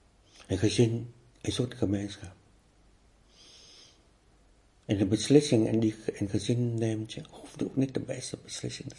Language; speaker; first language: Dutch; non-native, fluent; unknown